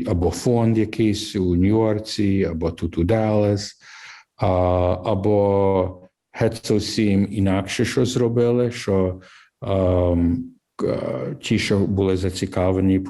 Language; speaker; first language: Ukrainian; early bilingual, heritage; English